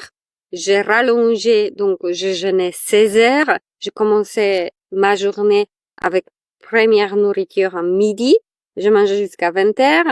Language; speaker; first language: French; non-native, fluent; Polish